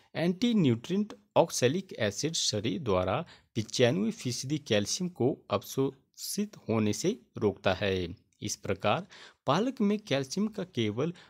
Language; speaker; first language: Hindi; native; Hindi